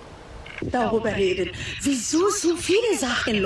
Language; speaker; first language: German; non-native, fluent; Somali